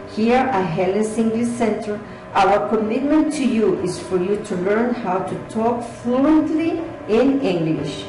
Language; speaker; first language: English; early bilingual, other home language; Spanish